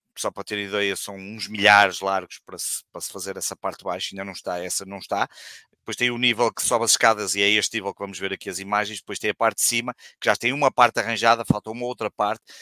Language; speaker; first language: Portuguese; native; Portuguese